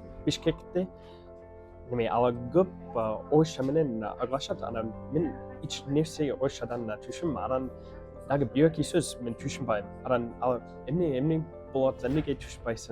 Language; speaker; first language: Kyrgyz; non-native, learner; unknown